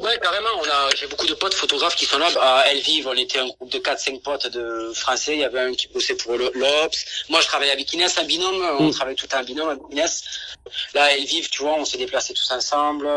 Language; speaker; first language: French; native; French